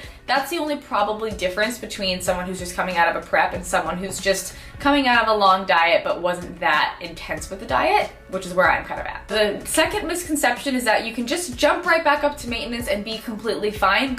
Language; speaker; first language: English; native; English